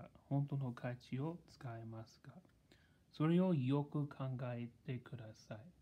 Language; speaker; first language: Japanese; non-native, learner; English